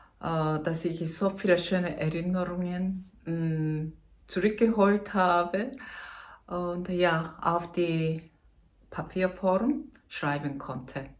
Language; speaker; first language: German; non-native, fluent; Korean